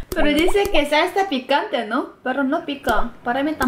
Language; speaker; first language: Spanish; non-native, fluent; Korean